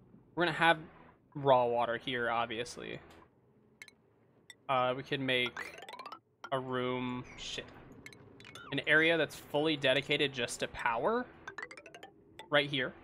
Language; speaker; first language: English; native; English